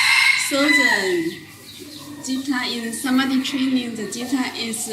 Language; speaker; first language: English; non-native, learner; Chinese